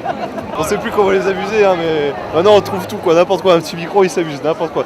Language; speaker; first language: French; native; French